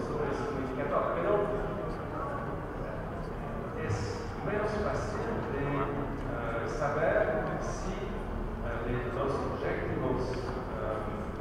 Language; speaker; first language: Spanish; non-native, learner; French